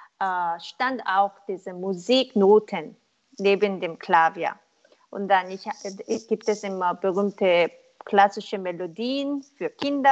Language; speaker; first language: German; non-native, learner; Korean